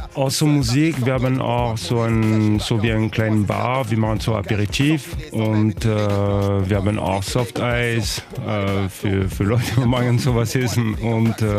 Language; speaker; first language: German; non-native, learner; French